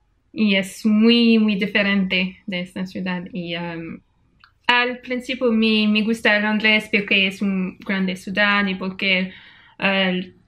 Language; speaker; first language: Spanish; non-native, learner; French